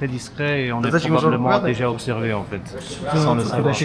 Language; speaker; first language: French; non-native, fluent; Polish